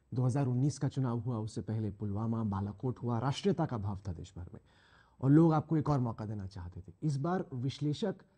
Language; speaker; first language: Hindi; native; Hindi